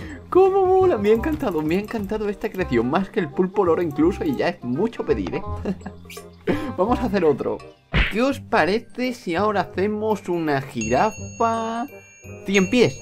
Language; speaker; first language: Spanish; native; Spanish